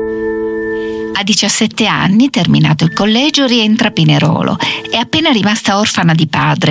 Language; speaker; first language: Italian; native; Italian